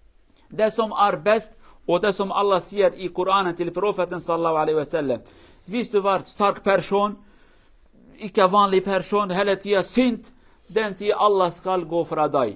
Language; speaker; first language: Norwegian; non-native, learner; Kurdish